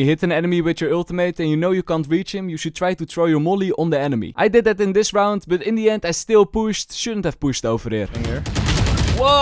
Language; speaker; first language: English; non-native, fluent; Dutch